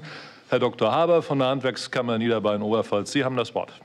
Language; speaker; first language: German; native; German